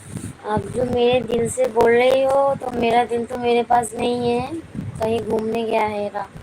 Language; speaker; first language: Hindi; non-native, local second language; Bangla